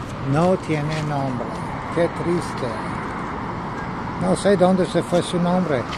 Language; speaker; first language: Spanish; non-native, learner; English